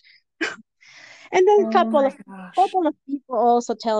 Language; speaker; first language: English; non-native, fluent; Spanish